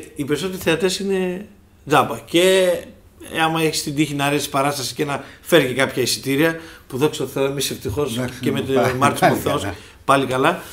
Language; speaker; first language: Greek; native; Greek